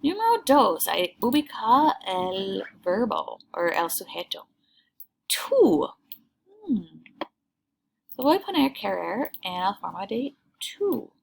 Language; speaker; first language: Spanish; non-native, learner; English